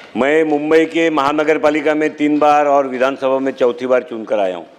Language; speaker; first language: Hindi; non-native, local second language; Marathi